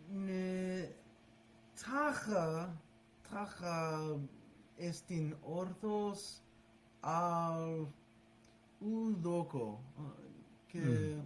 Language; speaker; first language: Greek; non-native, learner; English